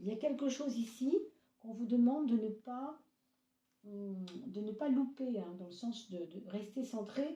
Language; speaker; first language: French; native; French